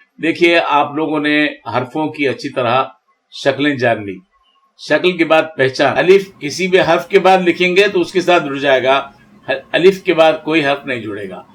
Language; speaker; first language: Urdu; native; Urdu